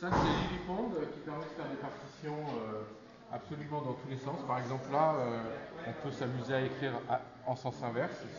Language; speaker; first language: French; native; French